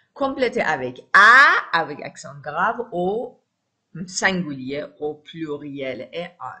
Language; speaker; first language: French; non-native, fluent; Persian